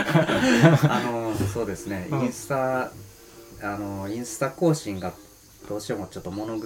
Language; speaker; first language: Japanese; native; Japanese